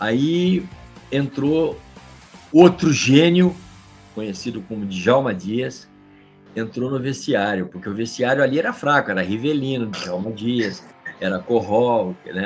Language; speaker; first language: Portuguese; native; Portuguese